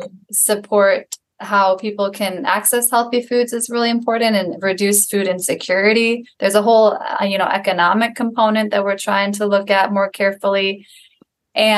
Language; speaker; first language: English; native; English